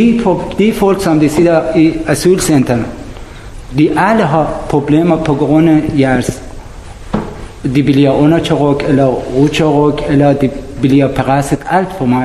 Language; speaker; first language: Danish; non-native, learner; Persian